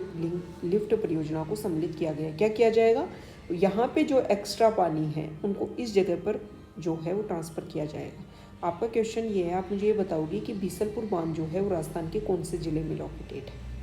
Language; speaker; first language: Hindi; native; Hindi